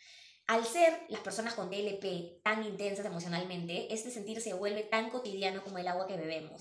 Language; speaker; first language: Spanish; native; Spanish